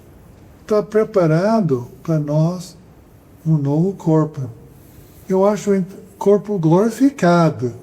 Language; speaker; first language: Portuguese; non-native, fluent; English